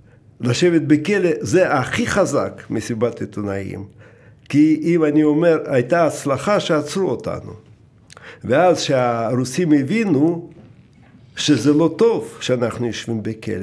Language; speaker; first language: Hebrew; non-native, fluent; Russian